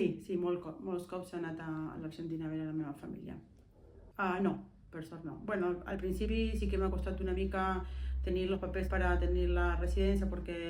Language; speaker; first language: Catalan; non-native, fluent; Spanish